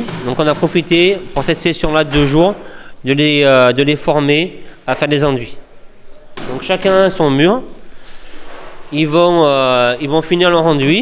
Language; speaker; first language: French; native; French